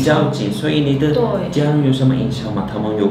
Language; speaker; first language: Chinese; non-native, learner; Turkish